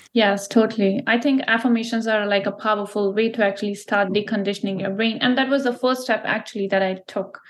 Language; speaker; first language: English; non-native, local second language; Punjabi